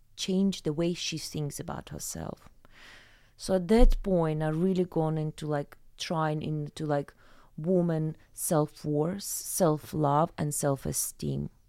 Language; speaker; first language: English; non-native, fluent; Ukrainian